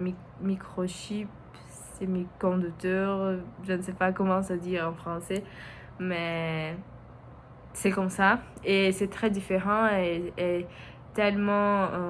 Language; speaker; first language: French; non-native, learner; Portuguese